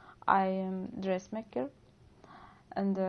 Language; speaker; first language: English; non-native, learner; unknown